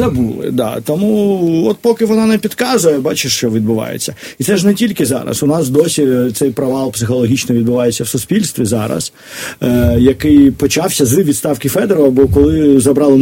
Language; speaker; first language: Ukrainian; native; Ukrainian